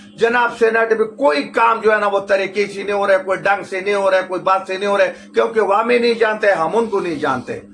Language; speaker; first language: Urdu; non-native, local second language; Pashto